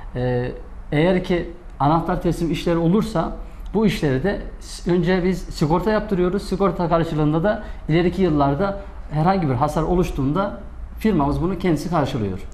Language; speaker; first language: Turkish; native; Turkish